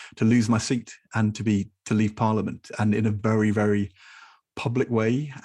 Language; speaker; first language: English; native; English